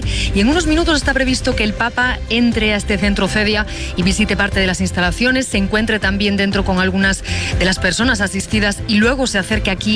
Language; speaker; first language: Spanish; native; Spanish